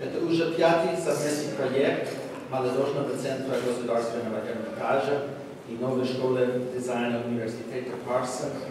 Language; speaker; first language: Russian; non-native, fluent; English